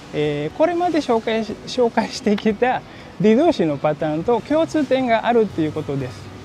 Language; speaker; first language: Japanese; non-native, fluent; Indonesian